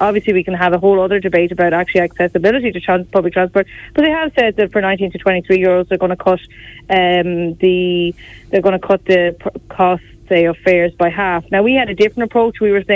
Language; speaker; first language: English; native; English